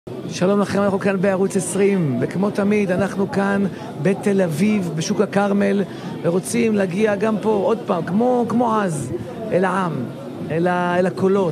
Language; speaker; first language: Hebrew; native; Hebrew